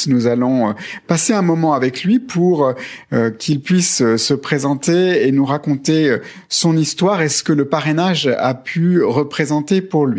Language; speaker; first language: French; native; French